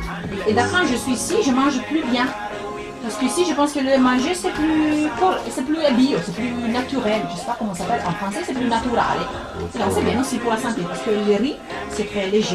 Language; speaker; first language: French; non-native, fluent; Italian